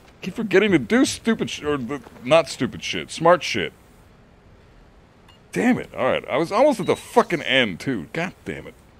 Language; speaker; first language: English; early bilingual, other home language; German